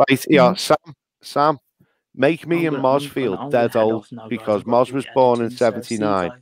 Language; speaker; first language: English; native; English